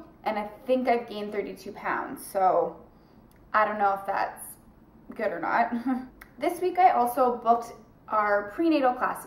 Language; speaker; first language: English; native; English